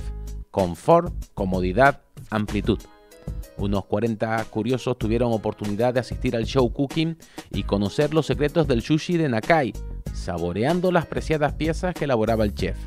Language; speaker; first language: Spanish; native; Spanish